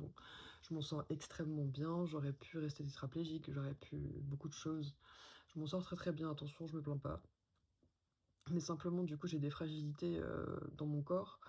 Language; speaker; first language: French; native; French